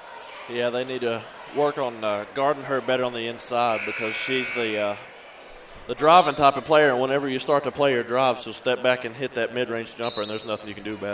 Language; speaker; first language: English; native; English